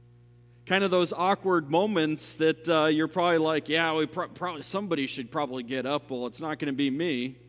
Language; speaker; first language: English; native; English